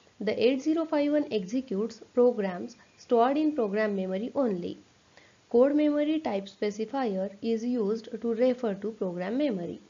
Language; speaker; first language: English; non-native, local second language; Marathi